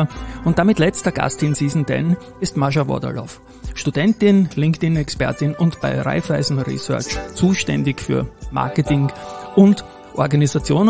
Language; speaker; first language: German; native; German